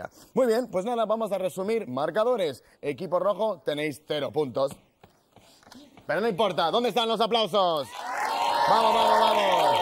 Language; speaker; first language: Spanish; native; Spanish